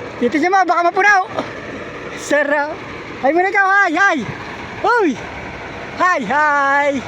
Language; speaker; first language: Filipino; native; Filipino